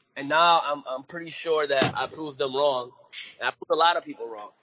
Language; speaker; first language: English; native; English